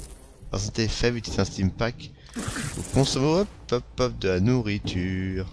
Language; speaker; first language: French; native; French